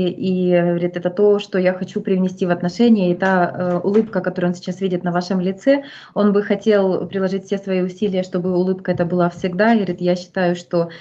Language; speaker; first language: Russian; native; Russian